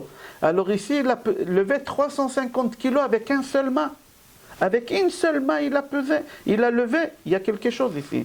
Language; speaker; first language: French; native; French